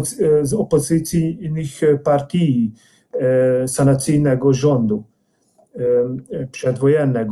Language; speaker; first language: Polish; non-native, fluent; Hungarian